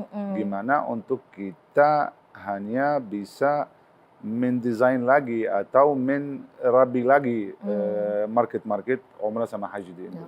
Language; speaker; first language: Indonesian; non-native, learner; Arabic